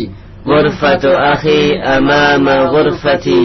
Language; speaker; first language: Arabic; non-native, learner; Indonesian